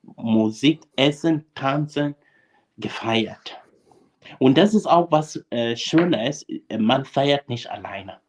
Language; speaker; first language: German; non-native, fluent; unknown